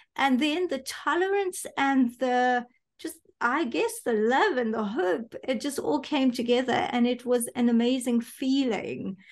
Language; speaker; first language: English; native; English